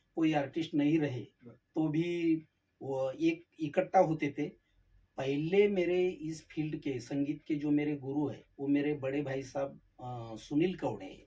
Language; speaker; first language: Hindi; non-native, local second language; Marathi